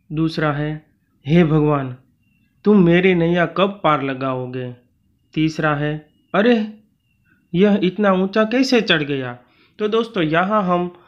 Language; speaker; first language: Hindi; non-native, local second language; Gujarati